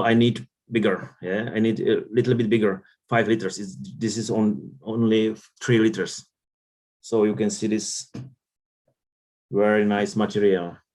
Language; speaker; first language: English; non-native, learner; Czech